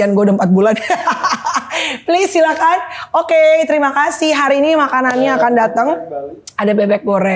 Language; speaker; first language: Indonesian; native; Indonesian